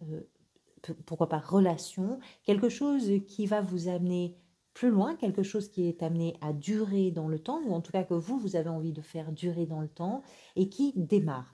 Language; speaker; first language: French; native; French